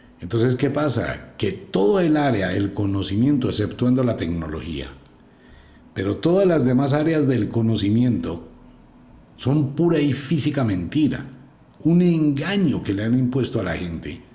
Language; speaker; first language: Spanish; native; Spanish